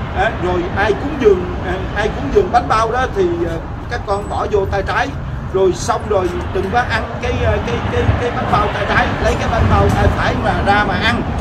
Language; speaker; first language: Vietnamese; native; Vietnamese